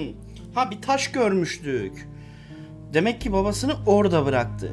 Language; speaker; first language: Turkish; native; Turkish